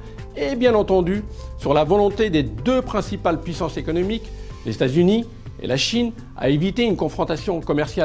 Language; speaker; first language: French; native; French